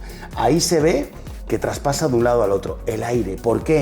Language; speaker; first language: Spanish; native; Spanish